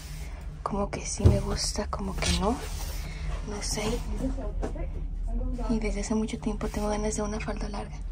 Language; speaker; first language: Spanish; native; Spanish